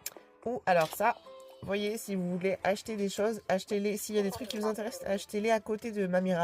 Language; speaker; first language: French; native; French